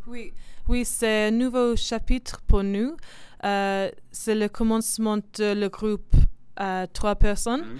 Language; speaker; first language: French; non-native, learner; English